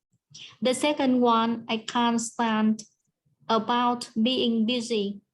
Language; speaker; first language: English; non-native, learner; Vietnamese